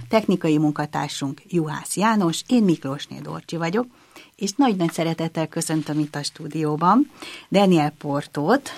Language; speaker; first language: Hungarian; native; Hungarian